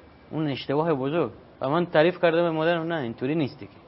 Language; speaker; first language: Persian; non-native, learner; Spanish